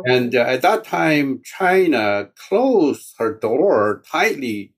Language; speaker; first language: English; non-native, learner; Chinese